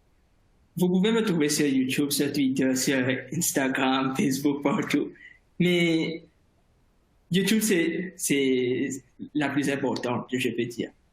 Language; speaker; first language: French; non-native, fluent; Morisyen